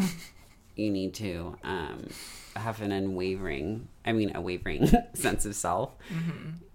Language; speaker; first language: English; native; English